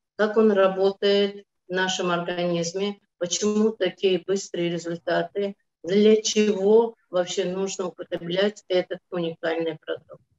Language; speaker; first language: Russian; non-native, local second language; Azerbaijani